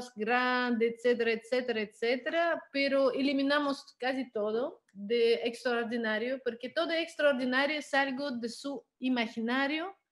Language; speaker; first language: Spanish; non-native, learner; Russian